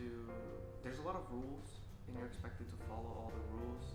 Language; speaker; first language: English; non-native, fluent; Portuguese